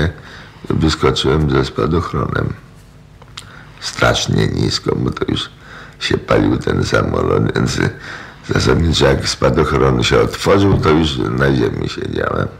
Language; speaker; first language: Polish; native; Polish